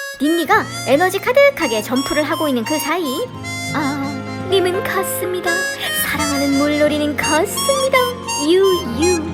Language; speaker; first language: Korean; native; Korean